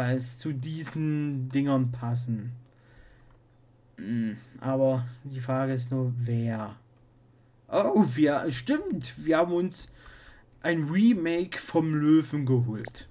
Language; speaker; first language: German; native; German